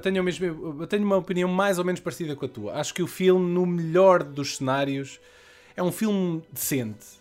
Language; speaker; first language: Portuguese; native; Portuguese